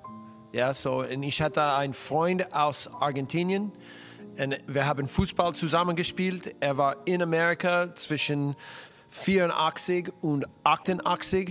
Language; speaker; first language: German; non-native, learner; English